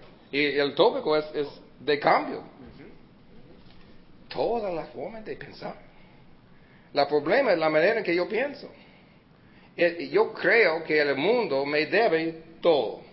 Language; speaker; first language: Spanish; early bilingual, heritage; Spanish